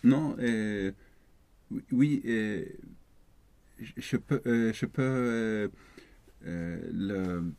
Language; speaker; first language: French; non-native, learner; Swedish